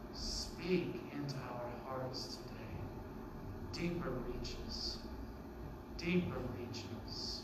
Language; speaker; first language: English; native; English